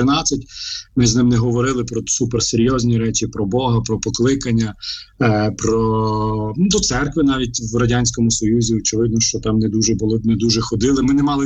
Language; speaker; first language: Ukrainian; native; Ukrainian